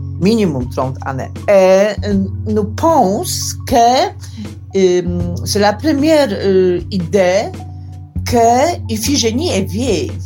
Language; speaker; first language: French; non-native, learner; Polish